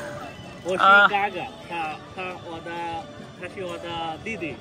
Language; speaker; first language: Chinese; non-native, learner; Bangla